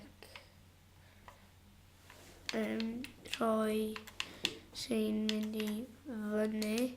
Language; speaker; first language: Welsh; non-native, local second language; English